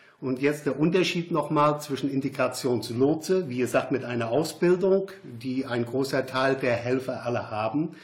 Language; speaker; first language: German; native; German